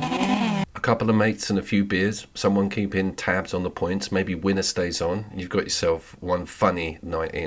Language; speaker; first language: English; native; English